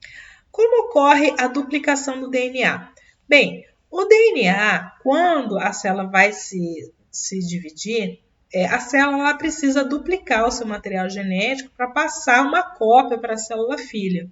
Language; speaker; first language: Portuguese; native; Portuguese